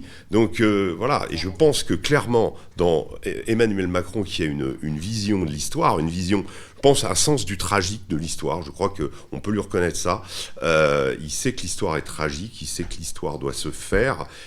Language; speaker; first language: French; native; French